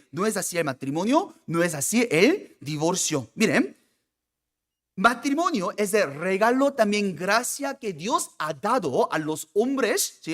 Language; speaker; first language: Spanish; non-native, fluent; Korean